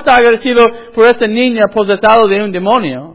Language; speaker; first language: Spanish; non-native, learner; English